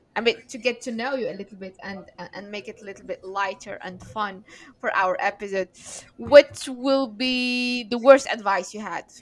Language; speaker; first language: English; non-native, fluent; Arabic